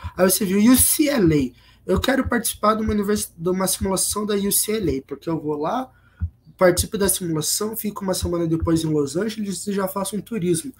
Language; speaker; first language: Portuguese; native; Portuguese